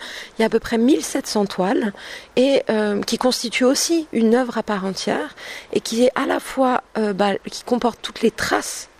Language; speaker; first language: French; native; French